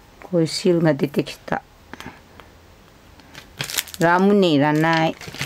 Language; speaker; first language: Japanese; native; Japanese